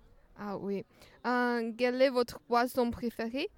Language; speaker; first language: French; non-native, learner; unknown